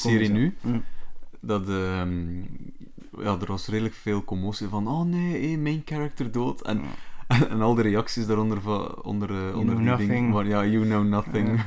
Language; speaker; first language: Dutch; native; Dutch